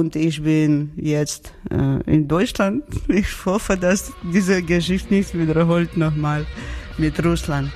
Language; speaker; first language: German; non-native, learner; Georgian